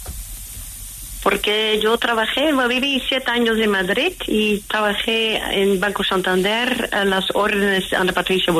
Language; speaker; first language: Spanish; non-native, fluent; Dutch